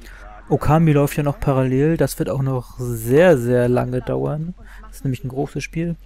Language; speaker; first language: German; native; German